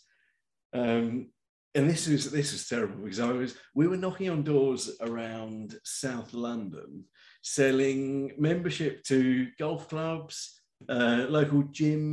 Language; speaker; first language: English; native; English